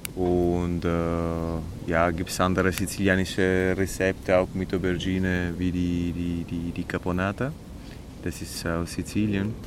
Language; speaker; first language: German; non-native, learner; Italian